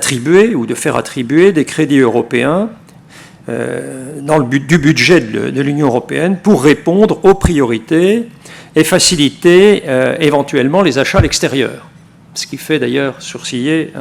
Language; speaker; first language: French; native; French